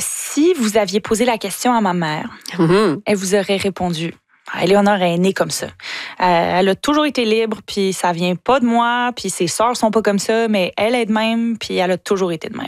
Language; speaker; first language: French; native; French